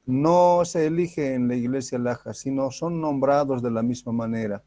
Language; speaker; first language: Spanish; native; Spanish